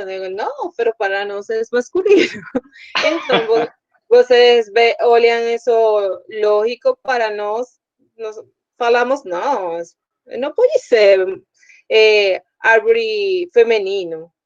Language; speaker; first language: Portuguese; non-native, learner; Spanish